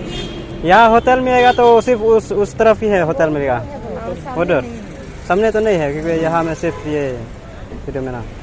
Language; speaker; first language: Hindi; non-native, local second language; Khasi